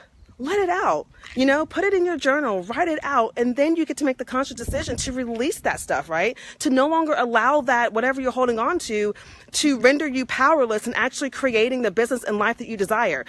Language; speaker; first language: English; native; English